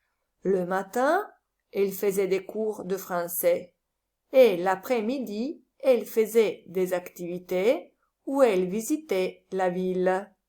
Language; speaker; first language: French; non-native, learner; Italian